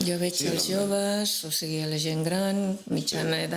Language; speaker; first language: Catalan; non-native, local second language; Spanish